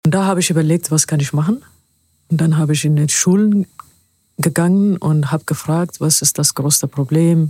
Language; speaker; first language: German; non-native, fluent; Amharic